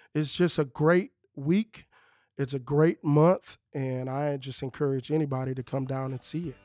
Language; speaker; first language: English; native; English